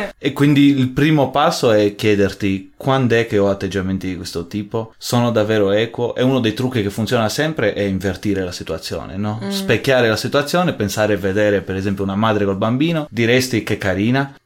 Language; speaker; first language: Italian; native; Italian